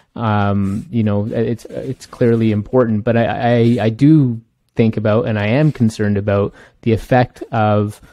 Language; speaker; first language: English; native; English